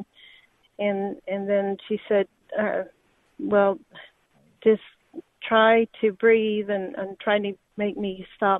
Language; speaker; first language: English; native; English